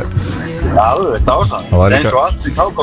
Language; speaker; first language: Icelandic; native; Icelandic